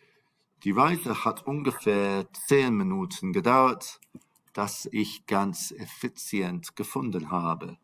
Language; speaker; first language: German; non-native, fluent; English